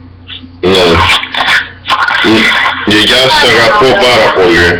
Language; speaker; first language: Greek; early bilingual, heritage; English